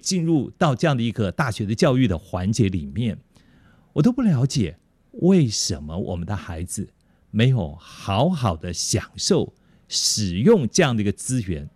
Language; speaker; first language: Chinese; native; Chinese